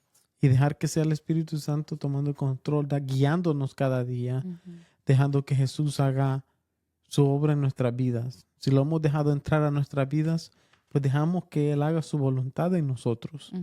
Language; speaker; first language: Spanish; early bilingual, heritage; Spanish